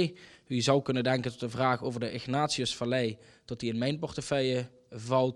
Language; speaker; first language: Dutch; native; Dutch